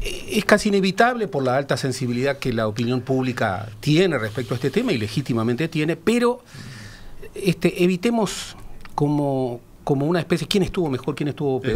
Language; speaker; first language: Spanish; native; Spanish